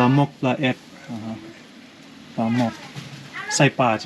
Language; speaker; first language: Thai; non-native, learner; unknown